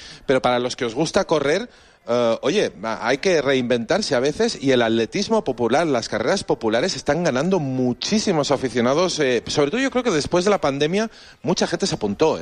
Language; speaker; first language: Spanish; native; Spanish